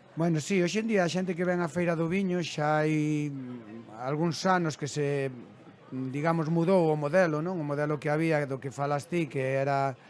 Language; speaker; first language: Galician; native; Galician